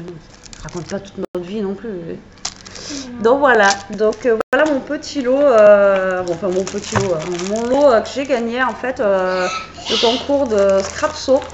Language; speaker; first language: French; native; French